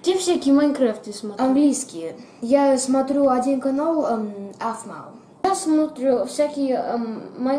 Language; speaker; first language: Russian; early bilingual, heritage; Russian